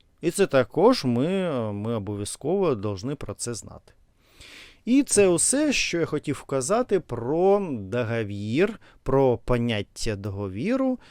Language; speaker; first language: Ukrainian; non-native, learner; Russian